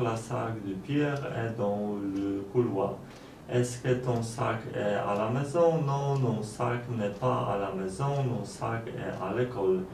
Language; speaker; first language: French; non-native, learner; Polish